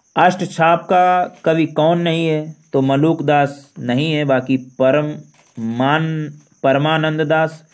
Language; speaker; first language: Hindi; native; Hindi